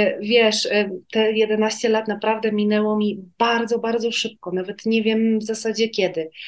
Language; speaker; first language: Polish; native; Polish